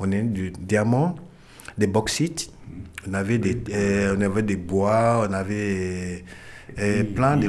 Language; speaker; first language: French; non-native, fluent; Ewe